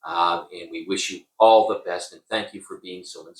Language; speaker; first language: English; native; English